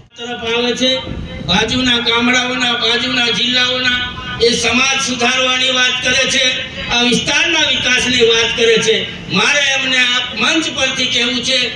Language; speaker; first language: Gujarati; non-native, local second language; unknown